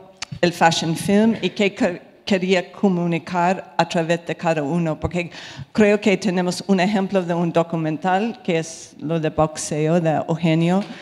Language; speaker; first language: Spanish; non-native, fluent; English